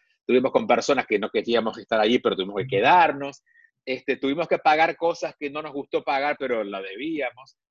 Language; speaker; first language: Spanish; native; Spanish